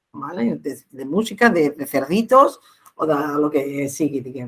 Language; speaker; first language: Spanish; non-native, local second language; Catalan